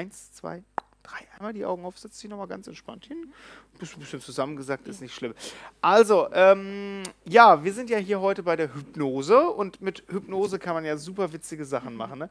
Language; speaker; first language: German; native; German